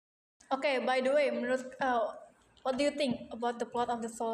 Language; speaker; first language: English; non-native, learner; Indonesian